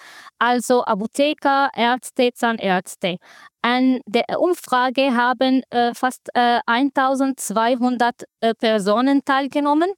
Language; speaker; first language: German; non-native, fluent; Arabic